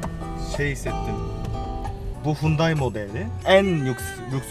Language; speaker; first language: Turkish; non-native, fluent; Korean